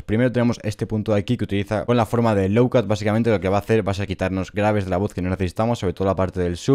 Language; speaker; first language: Spanish; native; Spanish